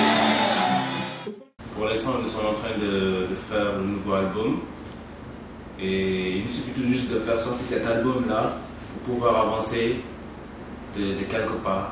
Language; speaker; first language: French; non-native, local second language; Wolof